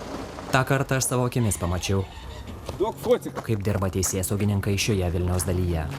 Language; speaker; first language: Lithuanian; native; Lithuanian